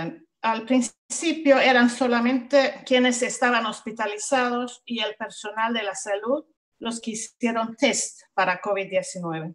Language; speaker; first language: Spanish; non-native, fluent; Swedish